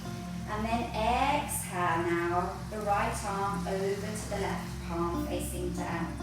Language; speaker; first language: English; native; English